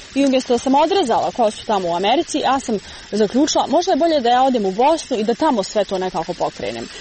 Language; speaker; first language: Croatian; native; Croatian